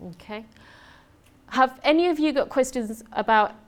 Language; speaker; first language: English; non-native, fluent; Spanish